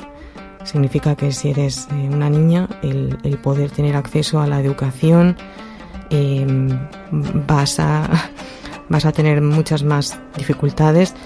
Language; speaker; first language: Spanish; native; Spanish